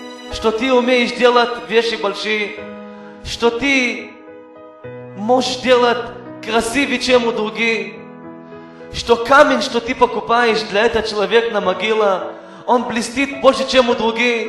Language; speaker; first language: Russian; non-native, learner; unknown